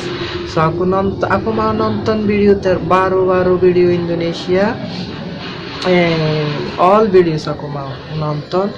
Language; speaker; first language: Indonesian; non-native, learner; Bangla